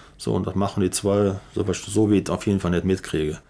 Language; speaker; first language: German; native; German